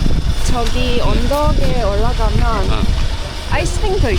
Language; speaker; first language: Korean; non-native, fluent; Ukrainian